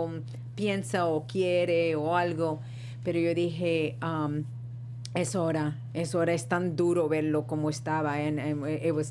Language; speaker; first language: Spanish; early bilingual, heritage; Spanish